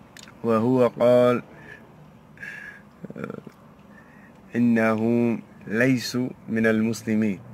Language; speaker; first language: Arabic; non-native, learner; English